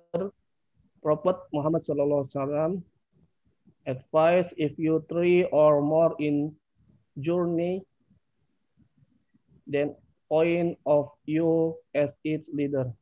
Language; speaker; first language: English; non-native, learner; Indonesian